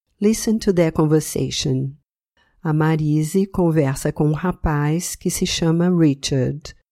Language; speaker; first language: Portuguese; native; Portuguese